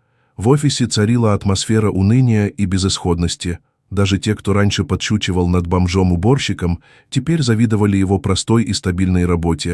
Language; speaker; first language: Russian; native; Russian